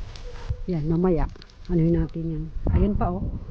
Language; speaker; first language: Filipino; non-native, local second language; Cebuano